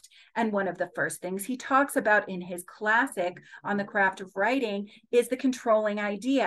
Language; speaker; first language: English; native; English